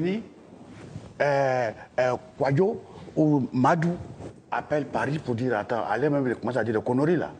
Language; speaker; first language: French; non-native, local second language; Dyula